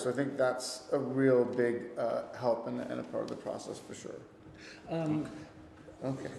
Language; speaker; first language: English; native; English